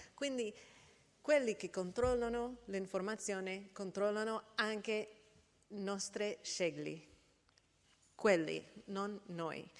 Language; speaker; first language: Italian; non-native, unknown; English